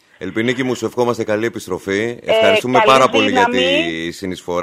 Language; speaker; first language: Greek; native; Greek